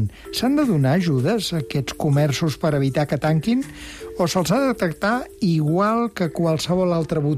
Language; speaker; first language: Catalan; native; Catalan